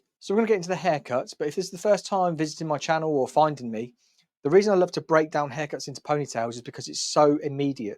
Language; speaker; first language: English; native; English